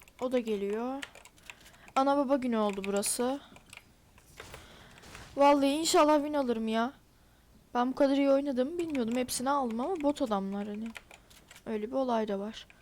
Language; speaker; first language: Turkish; native; Turkish